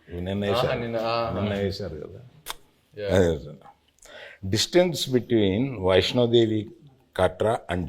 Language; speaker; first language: Telugu; native; Telugu